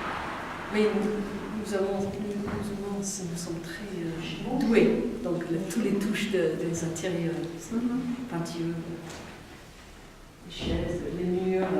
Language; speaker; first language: French; non-native, learner; English